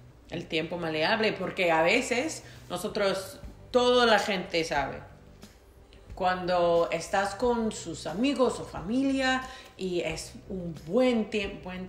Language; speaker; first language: Spanish; non-native, learner; English